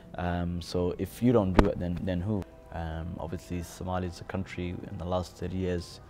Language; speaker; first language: English; native; English